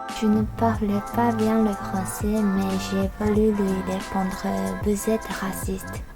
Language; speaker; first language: French; non-native, learner; Japanese